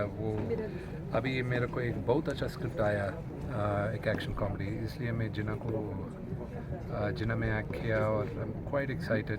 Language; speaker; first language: Hindi; non-native, learner; Telugu